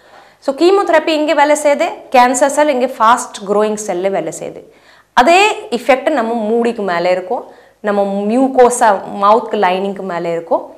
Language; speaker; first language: Tamil; non-native, fluent; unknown